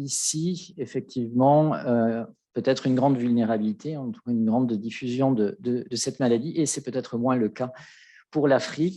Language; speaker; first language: French; native; French